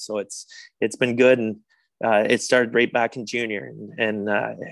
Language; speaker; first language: English; native; English